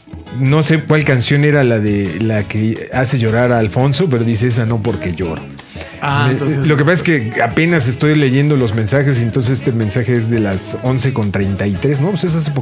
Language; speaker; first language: Spanish; native; Spanish